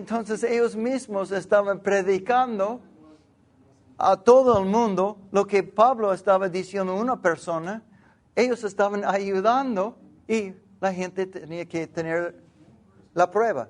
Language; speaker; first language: Spanish; non-native, learner; English